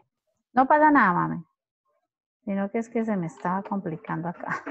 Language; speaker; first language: Spanish; native; Spanish